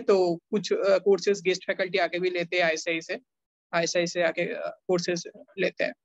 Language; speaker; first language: Hindi; non-native, local second language; Bangla